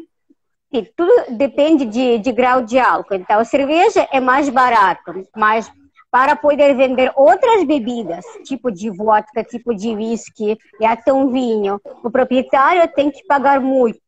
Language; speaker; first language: Portuguese; non-native, fluent; Russian